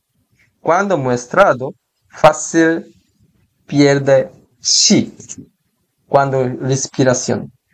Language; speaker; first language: Spanish; non-native, learner; Korean